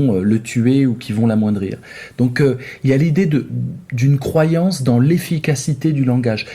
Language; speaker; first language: French; native; French